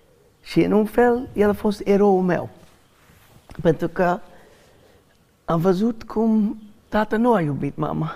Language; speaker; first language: Romanian; non-native, learner; English